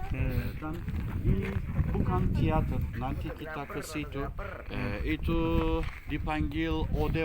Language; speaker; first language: Indonesian; non-native, fluent; Turkish